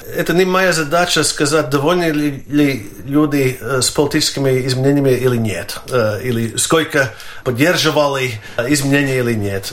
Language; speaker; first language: Russian; non-native, fluent; Latvian